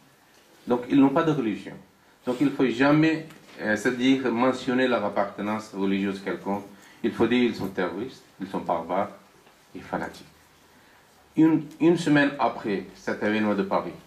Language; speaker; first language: French; non-native, fluent; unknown